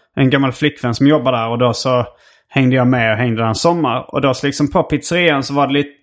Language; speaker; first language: Swedish; native; Swedish